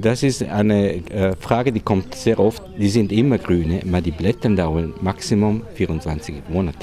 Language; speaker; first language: German; non-native, learner; Italian